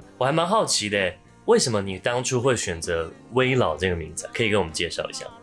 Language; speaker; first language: Chinese; native; Chinese